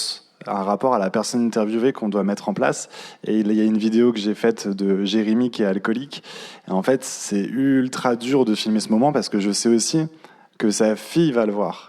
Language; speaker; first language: French; native; French